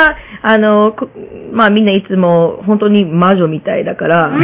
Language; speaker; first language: Japanese; non-native, learner; English